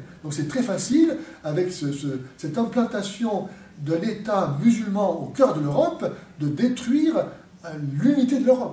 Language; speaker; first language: French; native; French